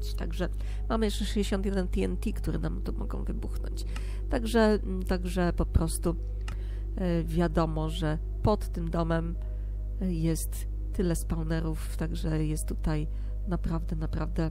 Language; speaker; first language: Polish; native; Polish